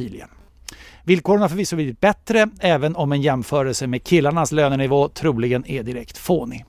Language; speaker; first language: Swedish; native; Swedish